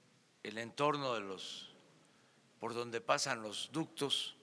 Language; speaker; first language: Spanish; native; Spanish